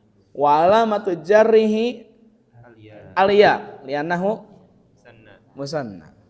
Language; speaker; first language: Arabic; non-native, fluent; Sundanese